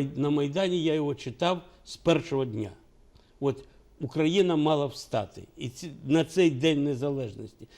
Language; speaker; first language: Ukrainian; non-native, local second language; Russian